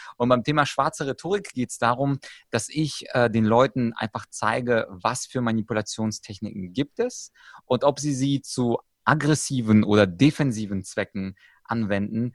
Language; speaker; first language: German; early bilingual, other home language; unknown